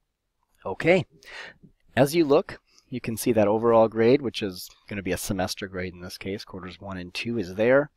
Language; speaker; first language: English; native; English